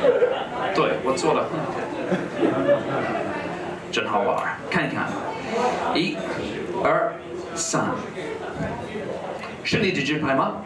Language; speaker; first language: Chinese; non-native, learner; English